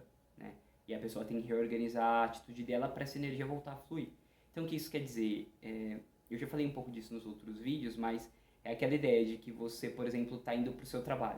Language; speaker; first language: Portuguese; native; Portuguese